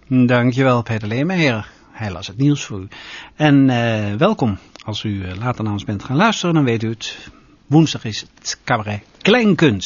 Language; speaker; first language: Dutch; native; Dutch